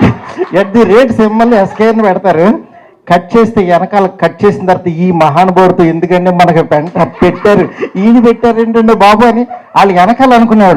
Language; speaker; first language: Telugu; native; Telugu